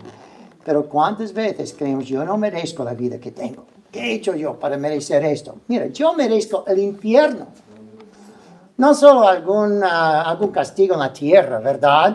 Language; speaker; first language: Spanish; non-native, fluent; English